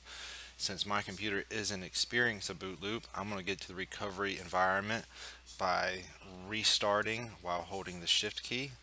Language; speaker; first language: English; native; English